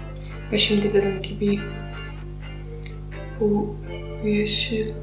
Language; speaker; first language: Turkish; non-native, fluent; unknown